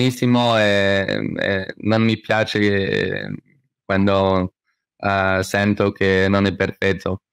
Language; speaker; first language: Italian; non-native, learner; French